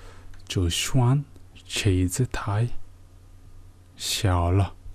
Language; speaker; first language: Chinese; non-native, learner; Mongolian